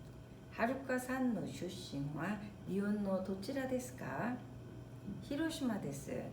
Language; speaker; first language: Japanese; non-native, fluent; Korean